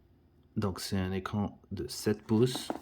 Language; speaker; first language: French; native; French